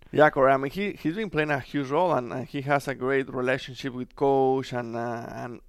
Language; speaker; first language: English; non-native, fluent; Spanish